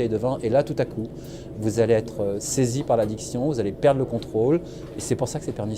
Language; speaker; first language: French; native; French